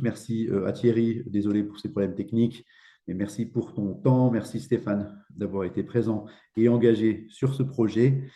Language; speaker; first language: French; native; French